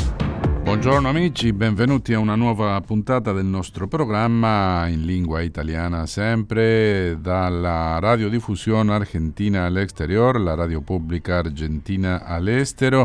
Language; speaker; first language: Italian; non-native, fluent; Spanish